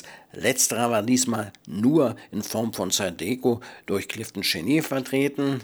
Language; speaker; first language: German; native; German